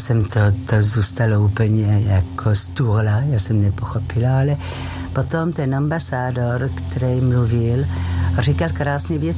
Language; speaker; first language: Czech; non-native, fluent; French